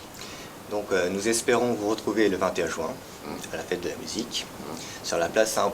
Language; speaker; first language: French; early bilingual, heritage; French